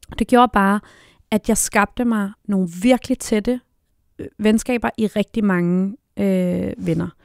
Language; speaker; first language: Danish; native; Danish